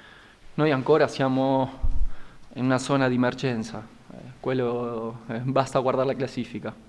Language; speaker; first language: Italian; non-native, fluent; Spanish